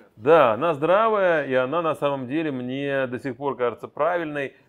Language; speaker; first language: Russian; native; Russian